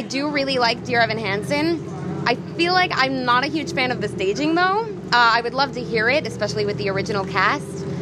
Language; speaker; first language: English; native; English